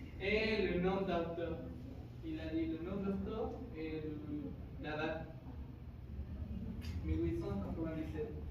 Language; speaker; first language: French; non-native, fluent; Spanish